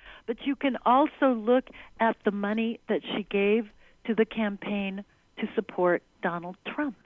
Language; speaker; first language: English; early bilingual, other home language; Spanish